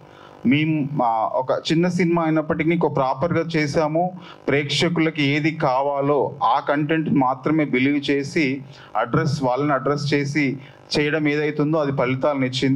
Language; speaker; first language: Telugu; native; Telugu